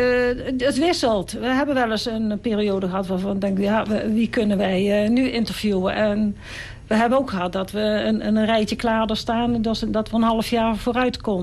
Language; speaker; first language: Dutch; native; Dutch